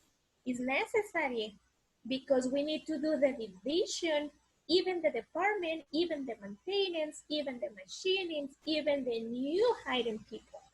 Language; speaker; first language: English; non-native, learner; Spanish